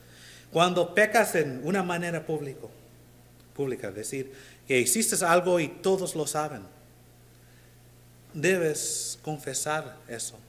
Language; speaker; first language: Spanish; non-native, learner; English